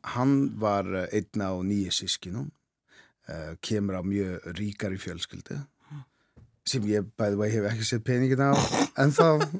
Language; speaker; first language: Icelandic; non-native, fluent; Faroese